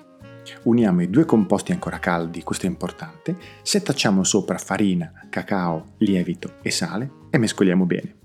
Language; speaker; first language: Italian; native; Italian